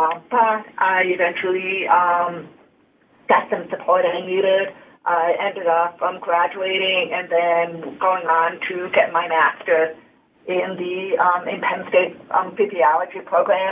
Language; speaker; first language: English; early bilingual, other home language; Hungarian